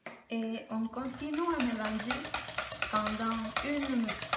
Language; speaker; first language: French; non-native, learner; Spanish